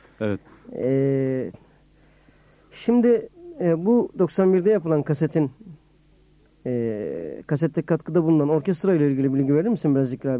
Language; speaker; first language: Turkish; native; Turkish